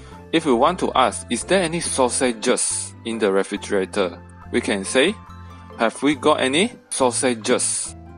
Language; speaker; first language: English; non-native, local second language; Chinese